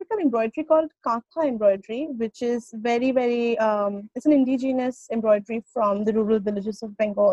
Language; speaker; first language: English; non-native, local second language; Bangla